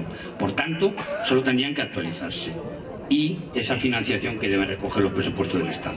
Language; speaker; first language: Spanish; native; Spanish